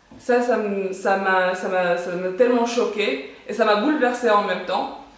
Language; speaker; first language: French; non-native, local second language; Arabic